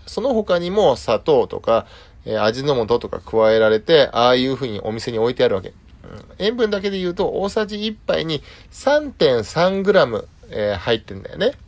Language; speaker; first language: Japanese; native; Japanese